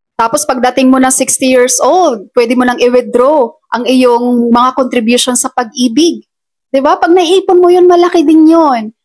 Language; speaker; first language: Filipino; non-native, local second language; Cebuano